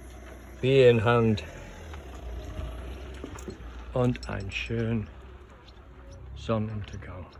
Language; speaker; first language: German; non-native, fluent; English